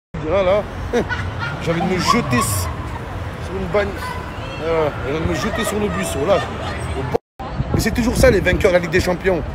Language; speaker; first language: French; native; French